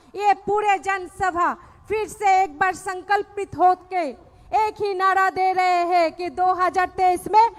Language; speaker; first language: Hindi; non-native, local second language; Bangla